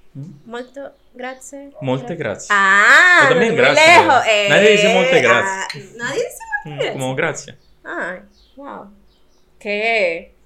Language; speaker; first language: Spanish; native; Spanish